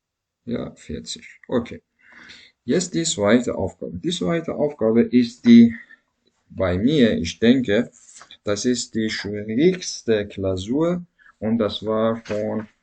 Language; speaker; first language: German; non-native, learner; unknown